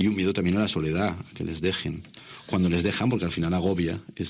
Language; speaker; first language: Spanish; native; Spanish